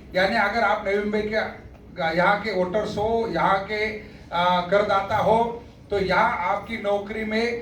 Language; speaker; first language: Hindi; non-native, local second language; Marathi